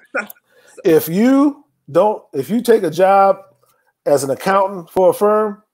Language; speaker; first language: English; native; English